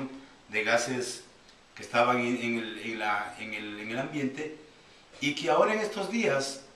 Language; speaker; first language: Spanish; native; Spanish